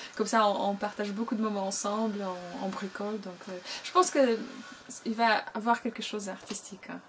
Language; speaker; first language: French; non-native, fluent; Polish